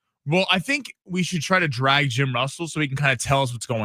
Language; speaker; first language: English; native; English